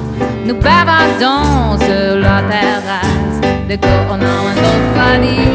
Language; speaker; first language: French; non-native, learner; English